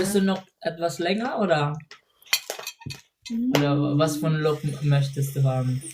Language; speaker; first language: German; non-native, learner; Cebuano